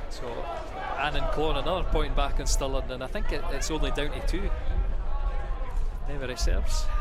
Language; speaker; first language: English; native; English